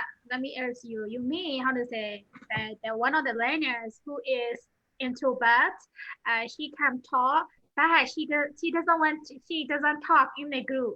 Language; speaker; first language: English; non-native, learner; Burmese